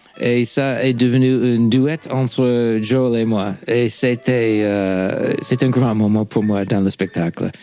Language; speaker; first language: French; non-native, fluent; English